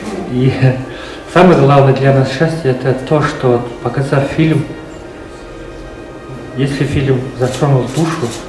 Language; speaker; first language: Russian; non-native, fluent; Mongolian